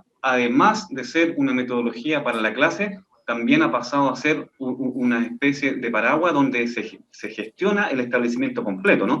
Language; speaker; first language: Spanish; native; Spanish